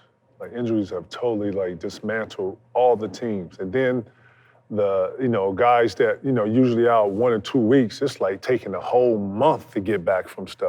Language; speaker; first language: English; native; English